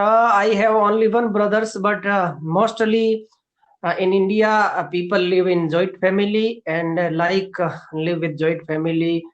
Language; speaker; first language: English; non-native, learner; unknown